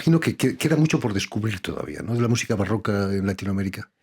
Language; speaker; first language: Spanish; native; Spanish